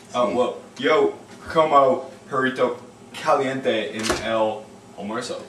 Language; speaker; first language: Spanish; non-native, learner; English